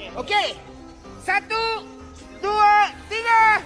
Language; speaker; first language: Indonesian; early bilingual, other home language; Japanese